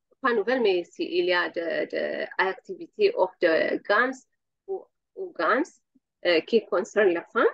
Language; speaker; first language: French; non-native, learner; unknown